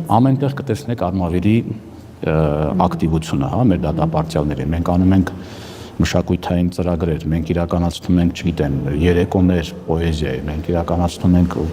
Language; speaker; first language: Armenian; native; Armenian